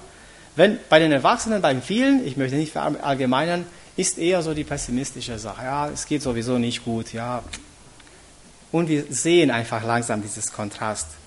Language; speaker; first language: German; non-native, fluent; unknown